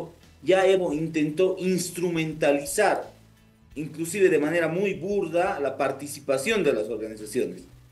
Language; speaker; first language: Spanish; native; Spanish